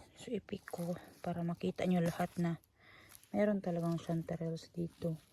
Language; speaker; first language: Filipino; non-native, local second language; Cebuano